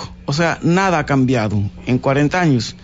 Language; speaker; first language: Spanish; native; Spanish